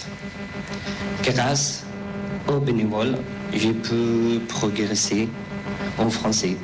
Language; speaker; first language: French; non-native, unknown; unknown